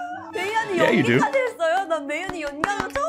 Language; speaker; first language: Korean; native; Korean